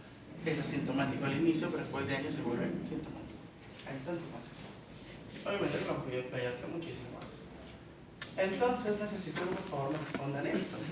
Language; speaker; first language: Spanish; native; Spanish